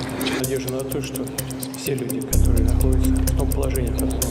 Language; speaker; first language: Russian; native; Russian